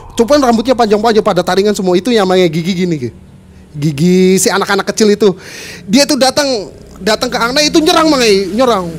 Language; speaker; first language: Indonesian; non-native, local second language; Sundanese